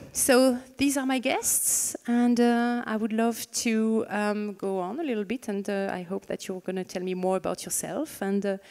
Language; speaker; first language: English; non-native, fluent; French